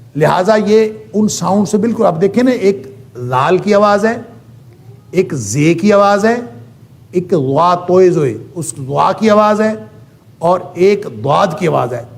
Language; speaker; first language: Urdu; non-native, local second language; Punjabi